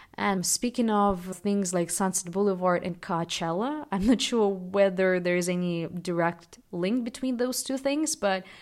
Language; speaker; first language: English; non-native, fluent; Russian